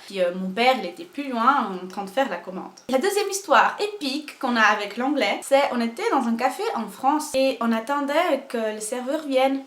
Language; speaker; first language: French; non-native, fluent; Portuguese